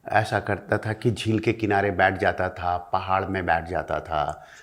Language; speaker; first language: Hindi; non-native, local second language; Marathi